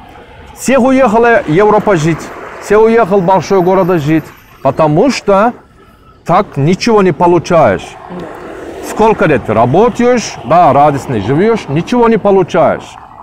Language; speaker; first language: Russian; non-native, learner; Turkish